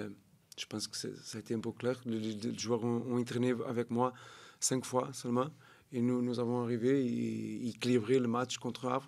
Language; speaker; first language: French; non-native, learner; Portuguese